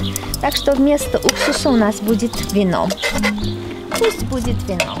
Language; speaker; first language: Russian; non-native, local second language; Armenian